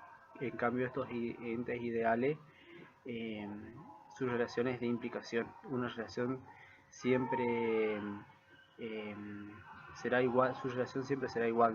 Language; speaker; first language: Spanish; native; Spanish